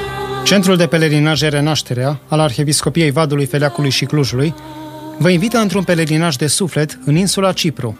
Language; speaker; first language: Romanian; native; Romanian